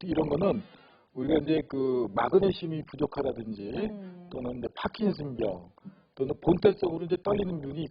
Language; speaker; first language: Korean; native; Korean